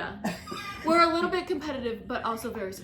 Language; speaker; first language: English; native; English